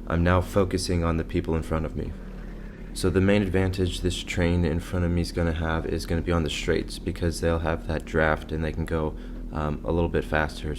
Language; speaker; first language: English; native; English